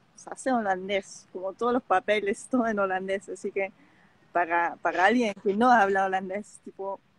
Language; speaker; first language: Spanish; non-native, fluent; Dutch